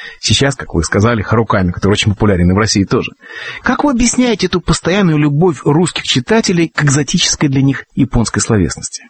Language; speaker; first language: Russian; native; Russian